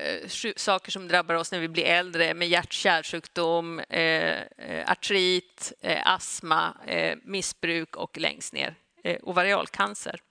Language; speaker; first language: Swedish; native; Swedish